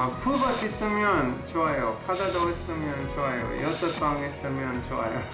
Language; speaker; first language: Korean; non-native, learner; English